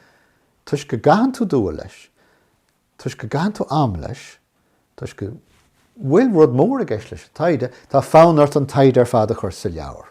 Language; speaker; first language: Irish; non-native, local second language; English